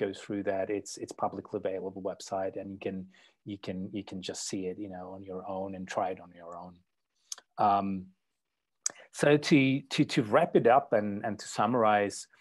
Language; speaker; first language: English; non-native, fluent; Czech